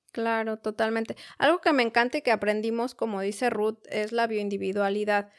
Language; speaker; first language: Spanish; native; Spanish